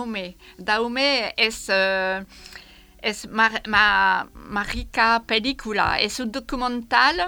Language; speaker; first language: Spanish; non-native, fluent; French